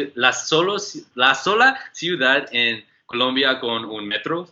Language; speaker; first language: Spanish; non-native, learner; English